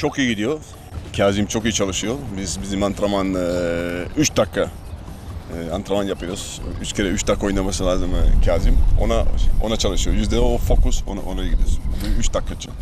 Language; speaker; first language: Turkish; early bilingual, heritage; Turkish